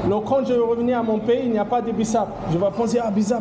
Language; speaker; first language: French; non-native, learner; English